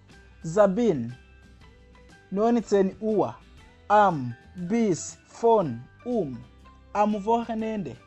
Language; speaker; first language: German; non-native, fluent; Kinyarwanda